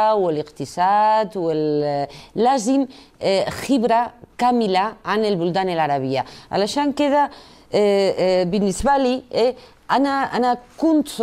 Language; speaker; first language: Arabic; non-native, fluent; Spanish